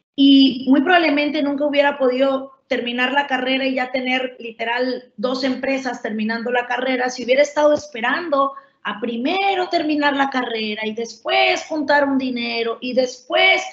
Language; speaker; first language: Spanish; native; Spanish